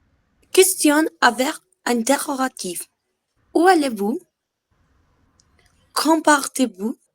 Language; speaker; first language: French; non-native, learner; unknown